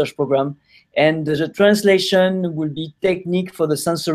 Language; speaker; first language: English; non-native, fluent; French